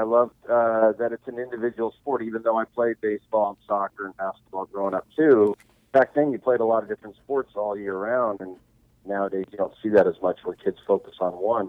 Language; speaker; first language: English; native; English